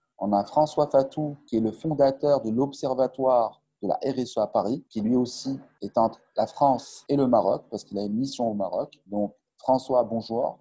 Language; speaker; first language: French; non-native, local second language; Arabic